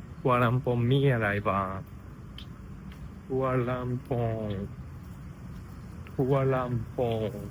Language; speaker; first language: Thai; non-native, learner; Japanese